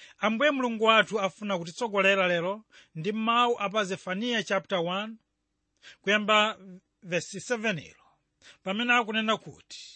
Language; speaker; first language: Nyanja; native; Nyanja